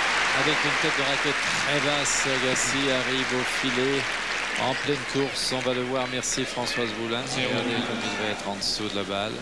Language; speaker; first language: French; native; French